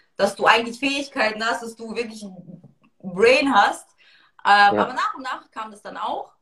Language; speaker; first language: German; early bilingual, other home language; Russian